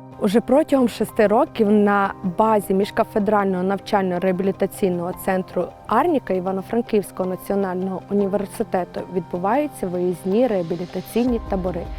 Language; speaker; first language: Ukrainian; native; Ukrainian